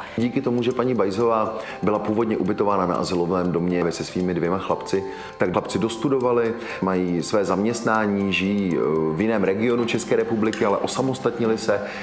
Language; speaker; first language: Czech; native; Czech